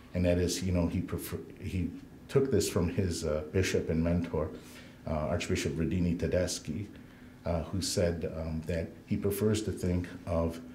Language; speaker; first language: English; native; English